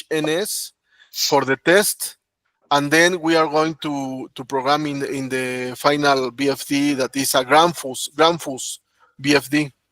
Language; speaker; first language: English; non-native, learner; Spanish